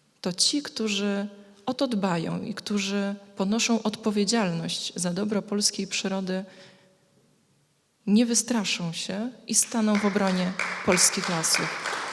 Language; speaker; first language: Polish; native; Polish